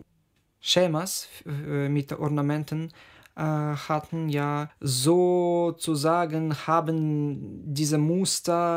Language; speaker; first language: German; non-native, fluent; Ukrainian